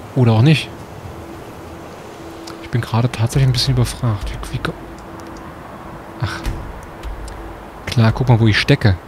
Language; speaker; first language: German; native; German